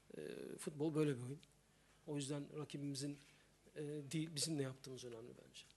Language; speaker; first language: Turkish; native; Turkish